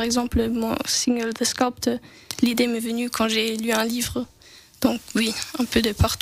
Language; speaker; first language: French; non-native, local second language; English